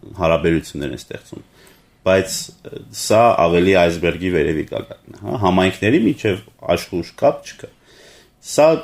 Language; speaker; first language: Armenian; native; Armenian